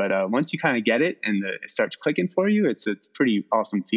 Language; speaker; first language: English; native; English